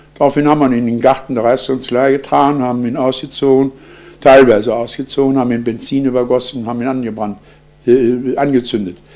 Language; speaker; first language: German; native; German